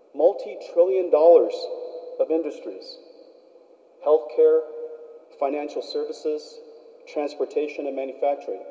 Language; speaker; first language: English; early bilingual, other home language; Min Nan Chinese